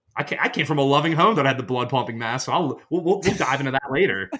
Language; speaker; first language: English; native; English